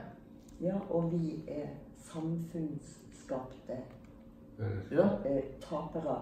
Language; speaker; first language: Norwegian; native; Norwegian